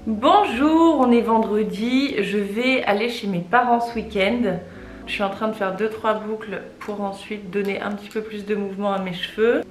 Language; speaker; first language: French; native; French